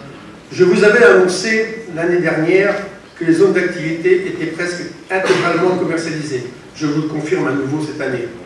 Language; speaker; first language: French; native; French